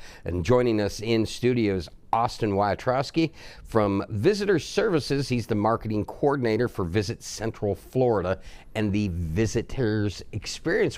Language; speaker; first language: English; native; English